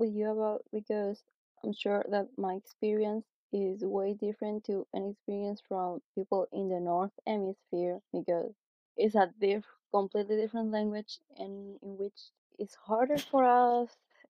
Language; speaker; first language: English; non-native, fluent; Spanish